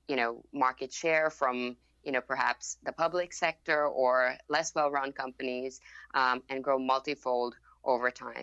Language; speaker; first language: English; non-native, fluent; Thai